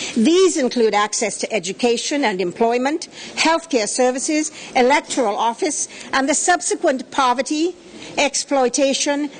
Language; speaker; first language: English; native; English